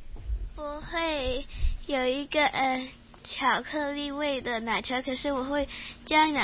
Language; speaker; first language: Chinese; non-native, local second language; Cantonese